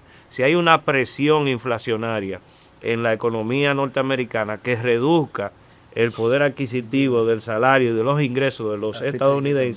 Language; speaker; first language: Spanish; native; Spanish